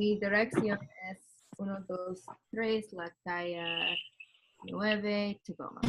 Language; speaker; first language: Spanish; non-native, learner; English